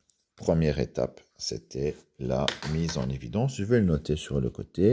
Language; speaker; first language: French; native; French